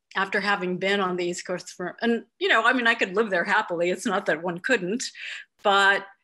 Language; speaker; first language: English; native; English